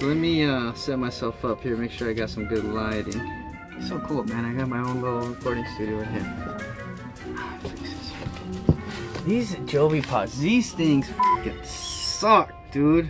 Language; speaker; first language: English; native; English